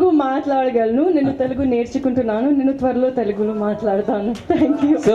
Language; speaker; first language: Telugu; non-native, learner; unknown